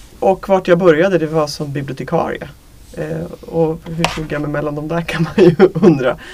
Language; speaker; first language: Swedish; native; Swedish